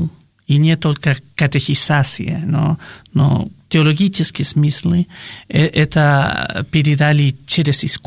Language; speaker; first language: Russian; non-native, fluent; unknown